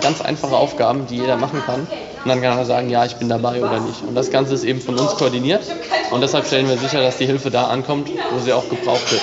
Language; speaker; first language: German; native; German